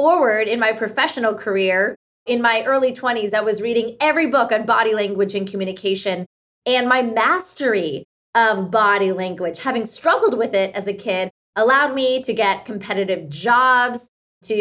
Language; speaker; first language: English; early bilingual, other home language; Hindi